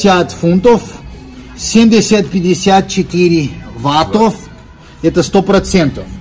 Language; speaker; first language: Russian; non-native, fluent; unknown